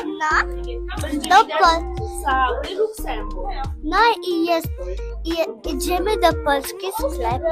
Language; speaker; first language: Polish; early bilingual, heritage; Polish